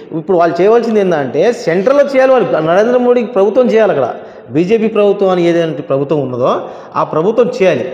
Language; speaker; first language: Telugu; non-native, local second language; Lambadi